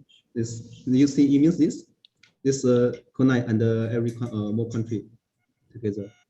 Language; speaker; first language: English; non-native, learner; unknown